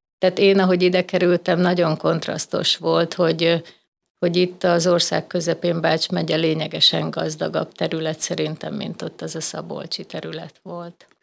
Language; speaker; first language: Hungarian; native; Hungarian